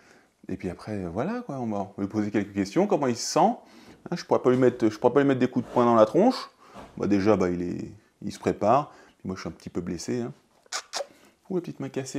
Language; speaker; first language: French; native; French